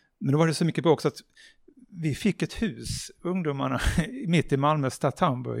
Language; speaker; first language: Swedish; native; Swedish